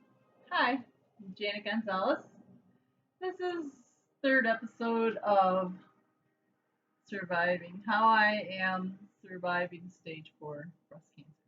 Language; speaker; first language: English; native; English